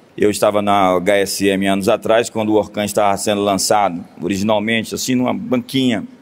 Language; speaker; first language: Portuguese; non-native, fluent; Hebrew